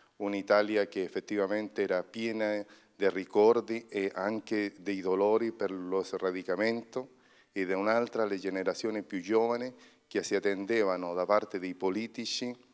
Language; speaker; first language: Italian; non-native, fluent; Spanish